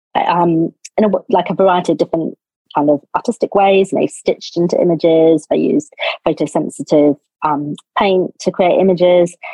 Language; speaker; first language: English; native; English